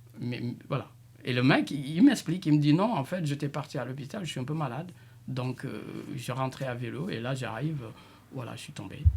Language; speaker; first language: French; non-native, local second language; Jola-Fonyi